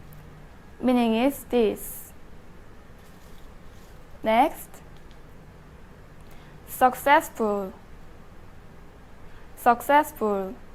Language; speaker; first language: English; non-native, learner; Indonesian